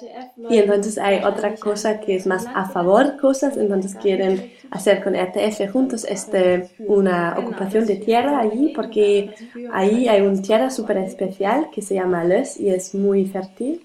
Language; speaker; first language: Spanish; non-native, learner; German